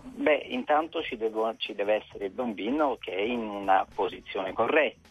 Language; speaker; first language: Italian; native; Italian